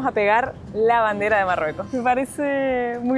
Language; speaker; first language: Spanish; native; Spanish